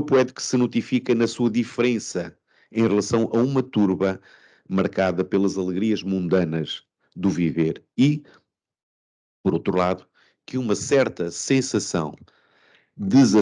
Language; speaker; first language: Portuguese; native; Portuguese